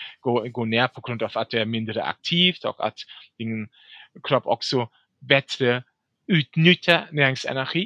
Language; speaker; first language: Swedish; non-native, fluent; German